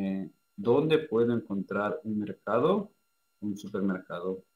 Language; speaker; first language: Spanish; non-native, fluent; Russian